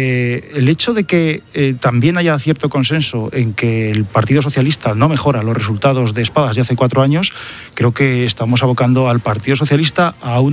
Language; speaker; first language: Spanish; native; Spanish